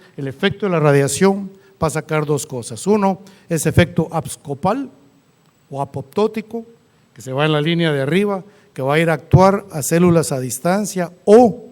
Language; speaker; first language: Spanish; native; Spanish